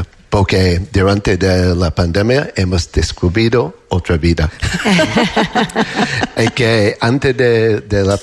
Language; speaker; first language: Spanish; non-native, learner; English